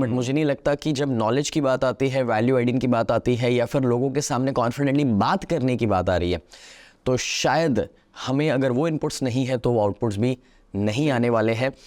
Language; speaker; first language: Hindi; non-native, local second language; Gujarati